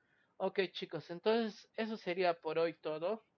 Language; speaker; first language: Spanish; native; Spanish